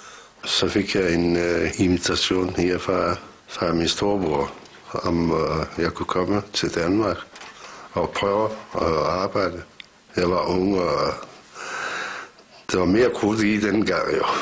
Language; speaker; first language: Danish; non-native, fluent; Turkish